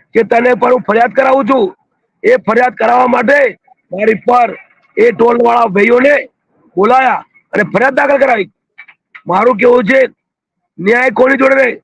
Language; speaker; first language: Gujarati; non-native, local second language; Bhili